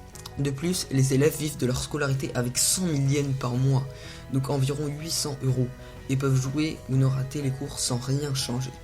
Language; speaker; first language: French; native; French